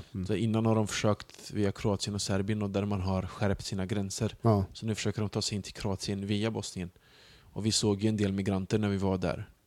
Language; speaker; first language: Swedish; early bilingual, other home language; Bosnian